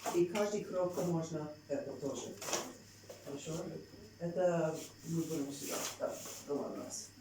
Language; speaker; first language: Russian; non-native, learner; English